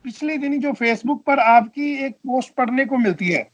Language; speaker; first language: Hindi; non-native, local second language; Punjabi